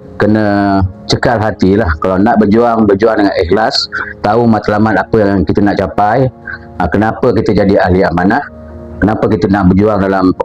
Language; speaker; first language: Malay; native; Malay